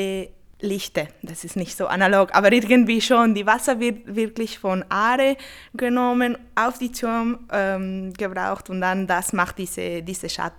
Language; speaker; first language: German; non-native, fluent; Spanish